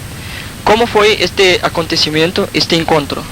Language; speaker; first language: Spanish; non-native, fluent; Portuguese